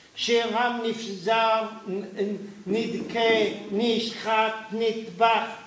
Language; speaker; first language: Hebrew; non-native, fluent; French